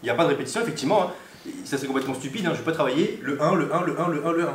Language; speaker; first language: French; native; French